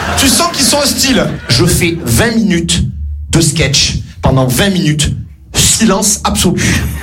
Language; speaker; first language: French; native; French